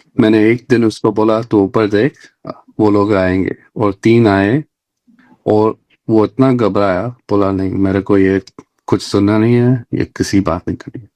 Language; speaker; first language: Hindi; non-native, local second language; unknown